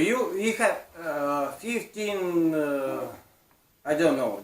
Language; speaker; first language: English; non-native, learner; Russian